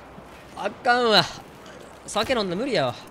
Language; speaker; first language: Japanese; native; Japanese